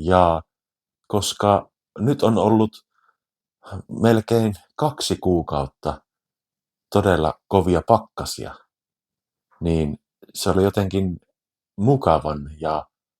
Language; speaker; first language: Finnish; native; Finnish